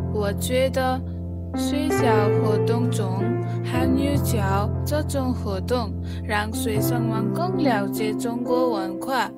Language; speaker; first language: Chinese; non-native, fluent; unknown